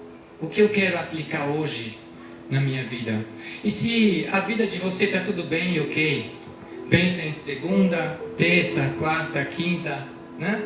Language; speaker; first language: Portuguese; non-native, fluent; German